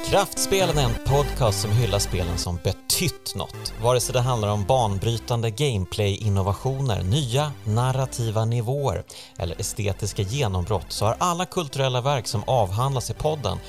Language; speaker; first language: Swedish; native; Swedish